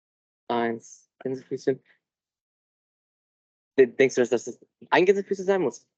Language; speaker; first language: German; native; German